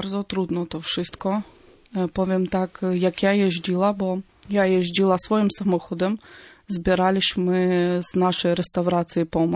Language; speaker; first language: Polish; non-native, fluent; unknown